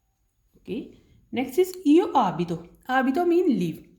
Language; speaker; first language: English; non-native, learner; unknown